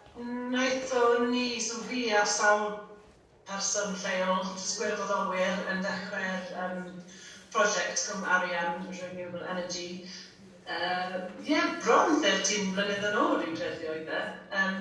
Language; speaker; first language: Welsh; non-native, fluent; English